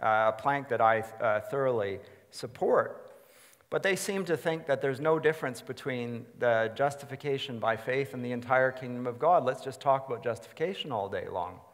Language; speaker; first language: English; native; English